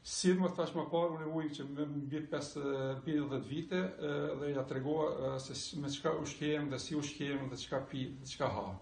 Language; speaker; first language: Albanian; native; Albanian